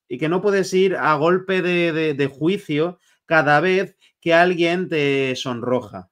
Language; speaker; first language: Spanish; native; Spanish